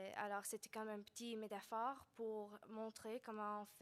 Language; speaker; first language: French; non-native, learner; English